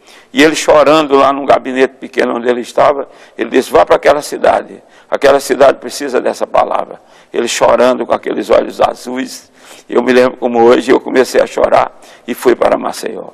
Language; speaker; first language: Portuguese; non-native, fluent; English